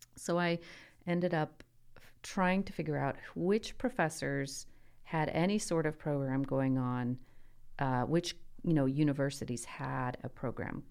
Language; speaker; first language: English; early bilingual, other home language; Italian